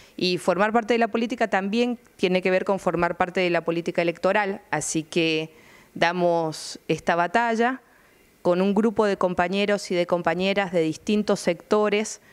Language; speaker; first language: Spanish; native; Spanish